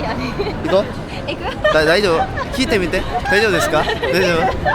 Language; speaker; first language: Japanese; non-native, learner; Korean